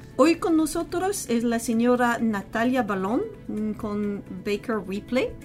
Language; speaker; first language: Spanish; non-native, fluent; English